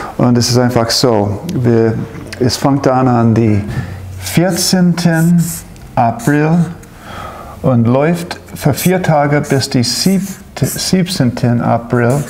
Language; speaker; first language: German; non-native, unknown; English